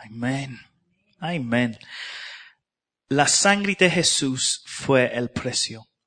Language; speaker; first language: Spanish; non-native, learner; English